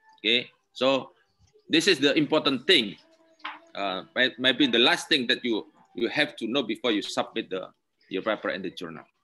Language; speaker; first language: English; non-native, learner; Indonesian